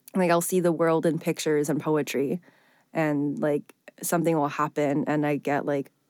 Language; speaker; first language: English; early bilingual, other home language; Chinese